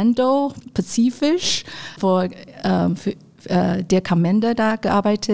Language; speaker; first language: German; non-native, fluent; Chinese